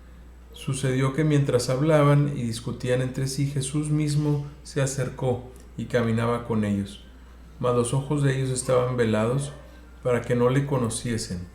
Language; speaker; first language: Spanish; native; Spanish